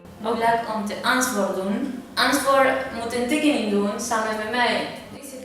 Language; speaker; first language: Dutch; non-native, learner; Spanish